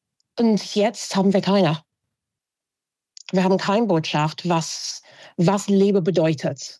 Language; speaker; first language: German; non-native, fluent; English